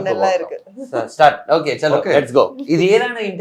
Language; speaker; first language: Malayalam; non-native, learner; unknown